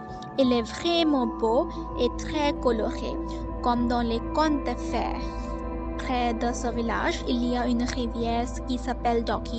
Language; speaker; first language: French; non-native, learner; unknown